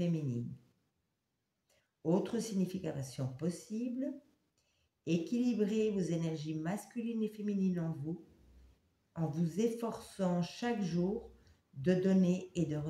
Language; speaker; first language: French; native; French